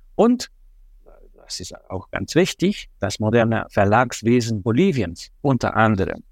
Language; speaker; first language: German; non-native, fluent; Spanish